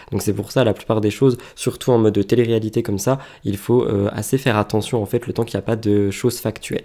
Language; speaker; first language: French; native; French